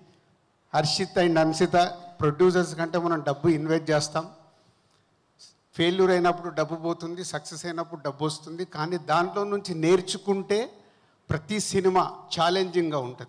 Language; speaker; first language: Telugu; native; Telugu